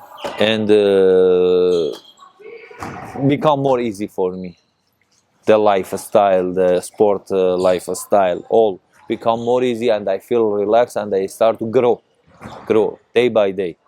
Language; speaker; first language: English; non-native, learner; Persian